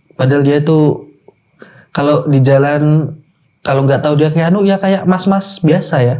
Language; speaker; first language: Indonesian; native; Indonesian